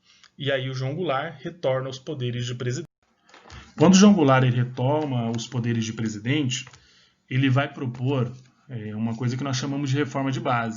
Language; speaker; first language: Portuguese; native; Portuguese